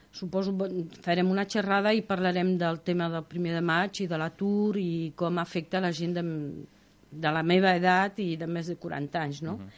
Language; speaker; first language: Catalan; non-native, local second language; Spanish